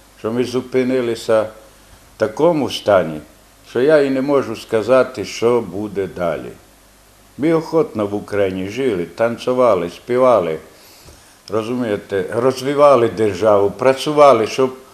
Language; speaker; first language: Ukrainian; non-native, local second language; Romany